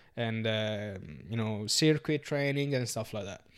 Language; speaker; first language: English; non-native, learner; Italian